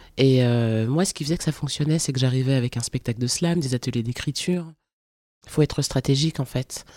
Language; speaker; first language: French; early bilingual, other home language; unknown